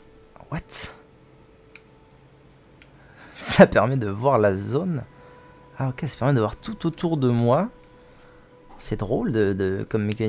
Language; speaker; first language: French; native; French